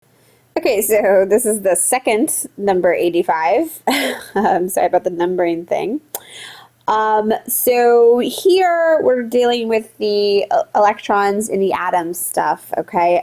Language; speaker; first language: English; native; English